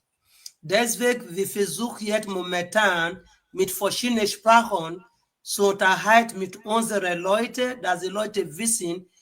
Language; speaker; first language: German; non-native, fluent; Igbo